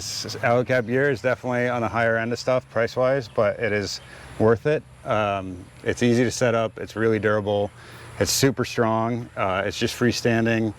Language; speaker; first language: English; native; English